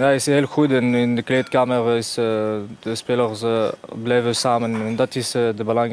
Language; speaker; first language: Dutch; non-native, fluent; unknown